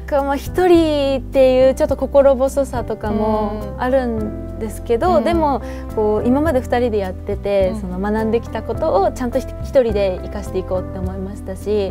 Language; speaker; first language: Japanese; native; Japanese